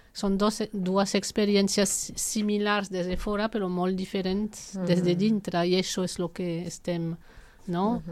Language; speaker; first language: Catalan; non-native, local second language; Spanish